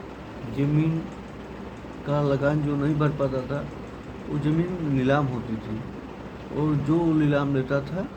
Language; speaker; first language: Hindi; native; Hindi